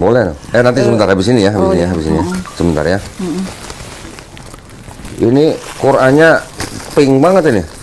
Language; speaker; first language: Indonesian; native; Indonesian